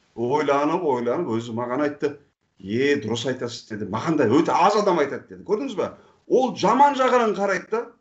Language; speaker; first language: Kazakh; non-native, fluent; Turkish